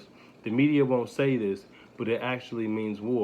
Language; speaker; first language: English; native; English